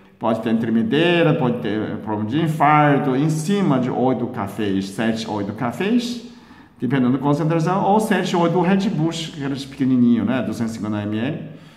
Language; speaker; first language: Portuguese; non-native, fluent; Chinese